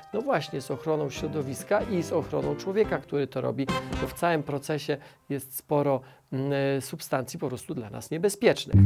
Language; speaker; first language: Polish; native; Polish